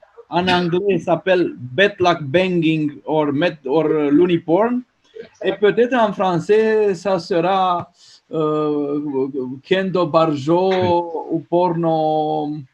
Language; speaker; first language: French; non-native, fluent; Romanian